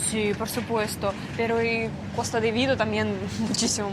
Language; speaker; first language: Spanish; non-native, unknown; Russian